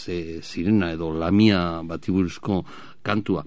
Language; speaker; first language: Basque; native; Basque